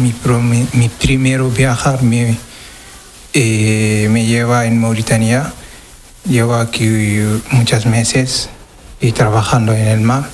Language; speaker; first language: Spanish; non-native, learner; Wolof